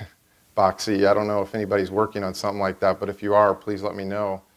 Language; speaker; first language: English; native; English